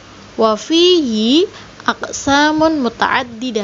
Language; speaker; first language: Arabic; non-native, fluent; Indonesian